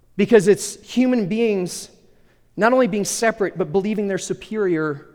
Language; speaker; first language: English; early bilingual, other home language; Spanish